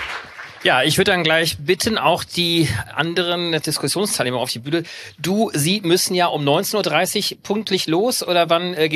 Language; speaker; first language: German; native; German